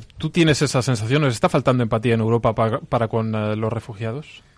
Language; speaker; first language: Spanish; native; Spanish